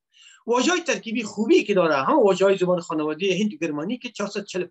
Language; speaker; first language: Persian; native; Persian